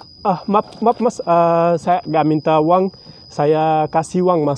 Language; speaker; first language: Indonesian; non-native, learner; Bangla